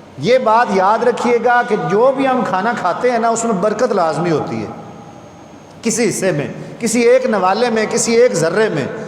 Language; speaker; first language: Urdu; non-native, local second language; Punjabi